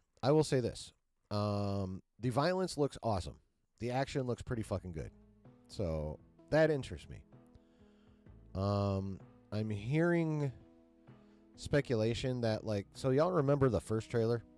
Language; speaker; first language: English; native; English